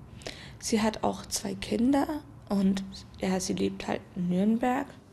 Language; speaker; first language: German; early bilingual, other home language; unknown